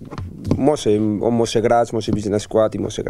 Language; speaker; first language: Polish; non-native, learner; Spanish